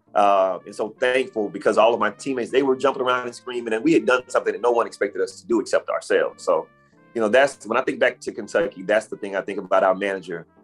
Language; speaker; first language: English; native; English